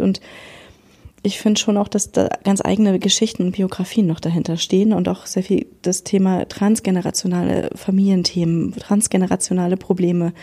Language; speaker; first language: German; native; German